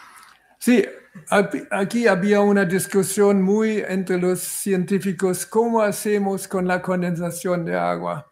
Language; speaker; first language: Spanish; non-native, fluent; German